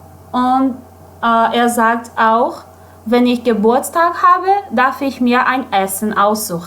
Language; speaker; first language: German; non-native, fluent; Portuguese